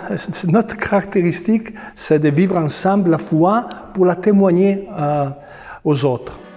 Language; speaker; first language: French; non-native, fluent; Italian